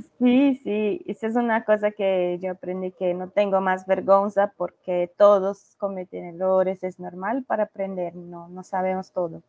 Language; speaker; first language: Spanish; non-native, learner; Portuguese